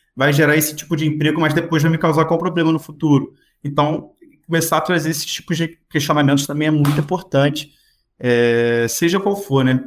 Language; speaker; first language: Portuguese; native; Portuguese